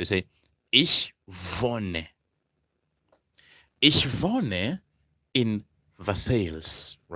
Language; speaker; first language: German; non-native, fluent; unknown